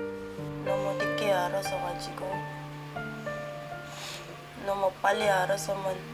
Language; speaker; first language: Korean; non-native, learner; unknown